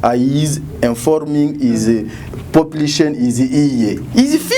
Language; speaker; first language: English; non-native, learner; Lingala